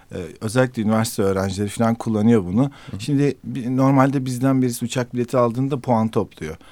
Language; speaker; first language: Turkish; native; Turkish